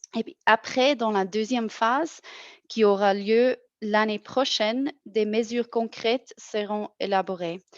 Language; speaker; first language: French; non-native, local second language; German